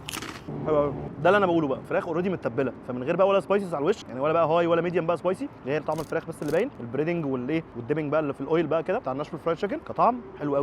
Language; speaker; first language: Arabic; native; Arabic